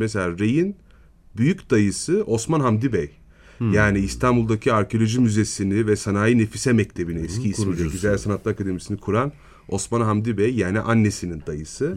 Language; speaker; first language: Turkish; native; Turkish